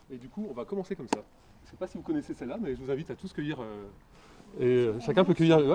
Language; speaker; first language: French; native; French